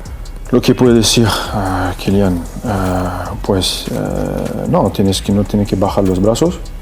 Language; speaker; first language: Spanish; non-native, fluent; French